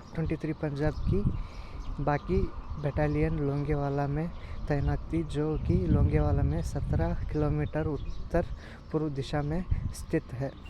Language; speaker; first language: Hindi; non-native, local second language; Kannada